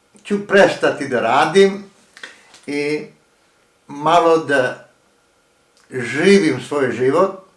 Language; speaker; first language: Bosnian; early bilingual, heritage; Croatian